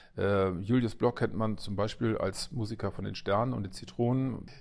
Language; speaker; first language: German; native; German